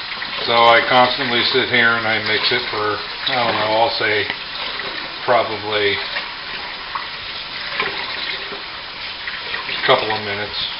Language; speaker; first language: English; native; English